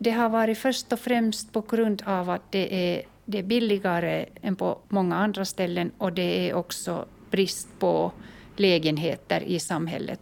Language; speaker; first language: Swedish; non-native, fluent; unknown